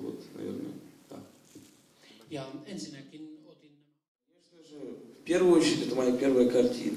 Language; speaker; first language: Russian; native; Russian